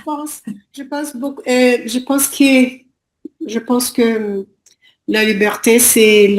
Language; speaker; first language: French; non-native, learner; Portuguese